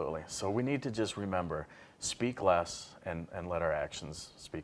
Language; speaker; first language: English; native; English